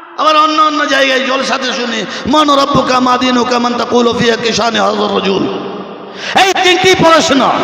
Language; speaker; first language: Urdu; non-native, local second language; Bangla